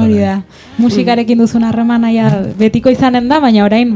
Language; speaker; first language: Basque; native; Basque